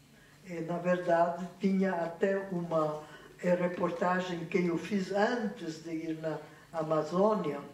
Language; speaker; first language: Portuguese; non-native, fluent; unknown